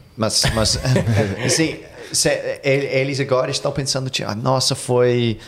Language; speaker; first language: Portuguese; non-native, fluent; English